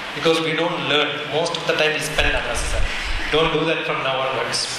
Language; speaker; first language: English; non-native, local second language; Malayalam